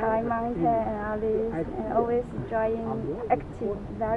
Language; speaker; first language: English; non-native, learner; Chinese